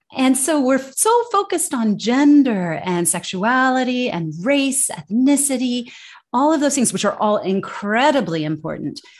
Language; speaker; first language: English; native; English